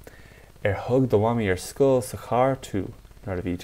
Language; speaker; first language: Irish; non-native, local second language; English